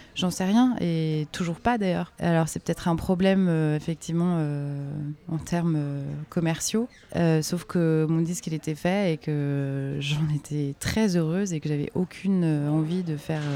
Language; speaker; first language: French; native; French